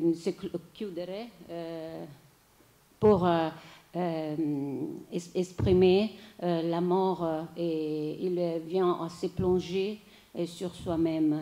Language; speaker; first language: French; non-native, fluent; Italian